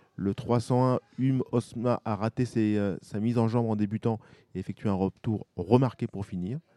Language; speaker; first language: French; native; French